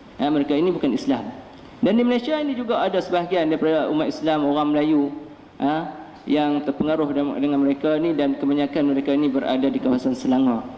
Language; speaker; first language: Malay; native; Malay